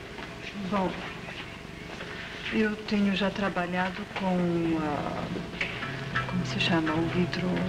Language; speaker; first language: Portuguese; non-native, fluent; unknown